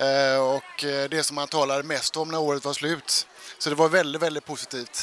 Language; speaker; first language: Swedish; native; Swedish